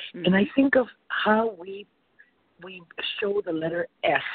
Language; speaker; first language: English; non-native, fluent; Spanish